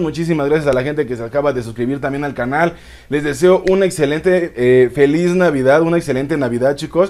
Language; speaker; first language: Spanish; native; Spanish